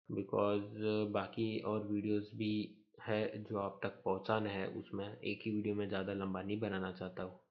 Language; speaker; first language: Hindi; non-native, local second language; Marathi